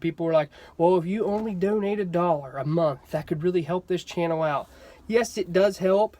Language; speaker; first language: English; native; English